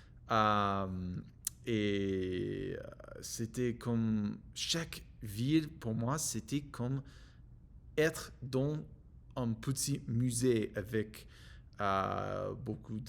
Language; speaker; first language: French; non-native, learner; English